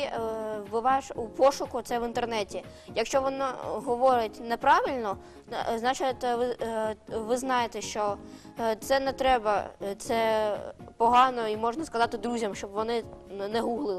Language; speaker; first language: Ukrainian; non-native, local second language; Russian